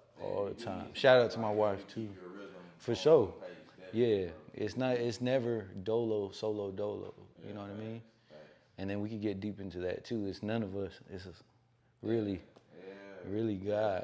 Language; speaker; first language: English; native; English